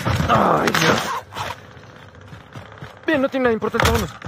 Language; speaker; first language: Spanish; native; Spanish